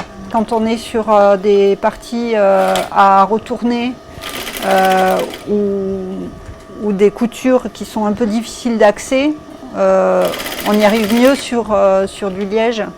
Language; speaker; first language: French; native; French